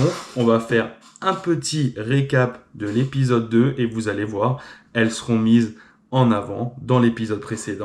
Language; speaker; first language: French; native; French